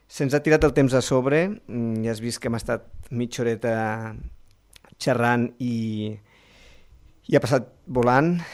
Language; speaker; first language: Catalan; native; Catalan